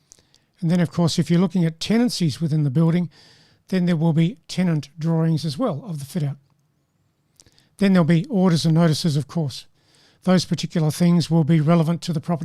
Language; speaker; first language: English; native; English